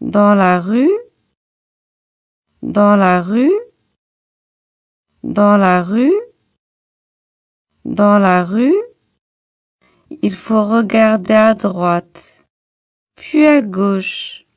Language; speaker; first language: French; non-native, local second language; Arabic